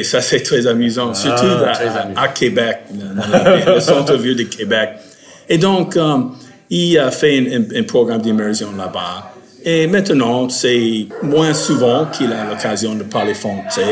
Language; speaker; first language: French; non-native, fluent; English